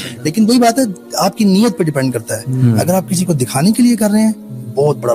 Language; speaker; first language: Urdu; native; Urdu